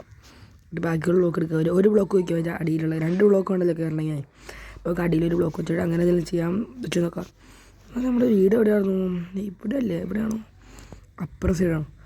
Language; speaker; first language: Malayalam; native; Malayalam